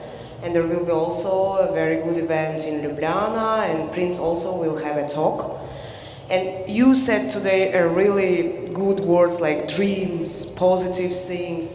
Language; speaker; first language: English; non-native, fluent; Slovenian